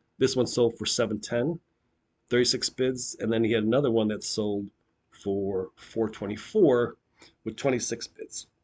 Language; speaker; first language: English; native; English